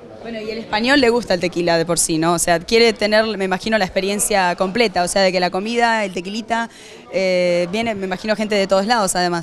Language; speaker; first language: Spanish; native; Spanish